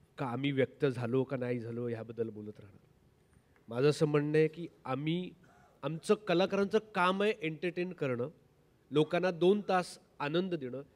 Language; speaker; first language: Marathi; native; Marathi